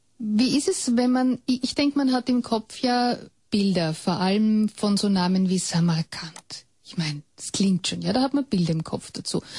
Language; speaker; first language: German; native; German